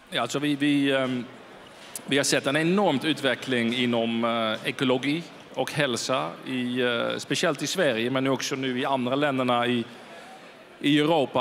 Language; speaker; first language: Swedish; non-native, fluent; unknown